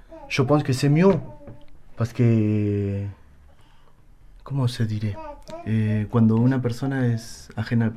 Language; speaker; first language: French; non-native, learner; Spanish